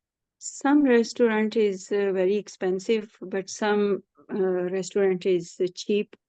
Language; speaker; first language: English; non-native, learner; Urdu